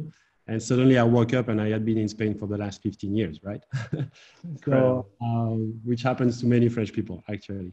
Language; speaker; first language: English; non-native, fluent; French